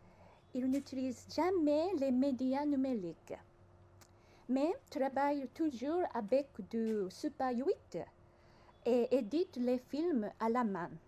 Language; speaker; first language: French; non-native, learner; Japanese